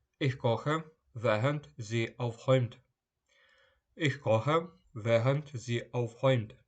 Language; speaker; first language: German; non-native, fluent; Ukrainian